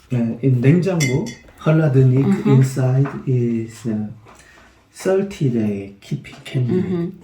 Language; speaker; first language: English; non-native, learner; Korean